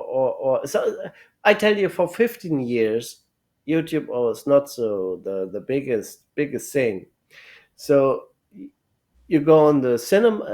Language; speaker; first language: English; non-native, learner; German